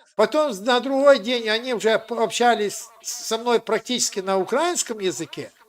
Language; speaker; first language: Russian; non-native, local second language; Ukrainian